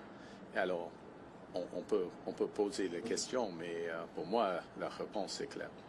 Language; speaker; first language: French; non-native, fluent; English